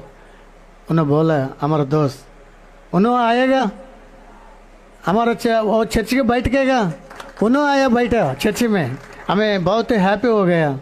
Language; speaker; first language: Hindi; non-native, local second language; Telugu